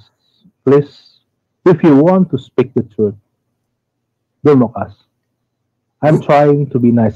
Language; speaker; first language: English; non-native, learner; Indonesian